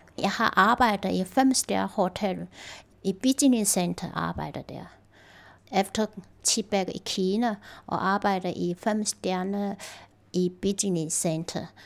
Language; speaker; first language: Danish; non-native, learner; Chinese